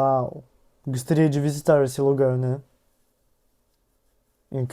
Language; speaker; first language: Portuguese; non-native, learner; Russian